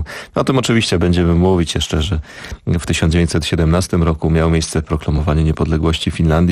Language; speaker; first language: Polish; native; Polish